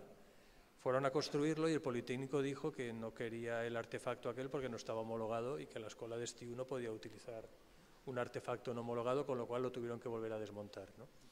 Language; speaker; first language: Spanish; native; Spanish